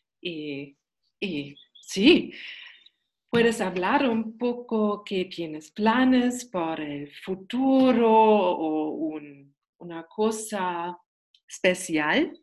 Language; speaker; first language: Spanish; non-native, learner; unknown